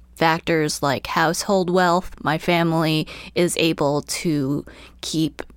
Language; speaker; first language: English; early bilingual, other home language; Chinese